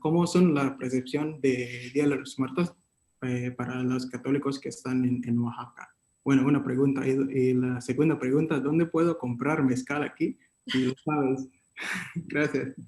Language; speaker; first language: Spanish; non-native, learner; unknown